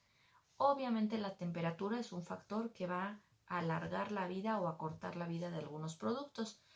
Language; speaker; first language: Spanish; native; Spanish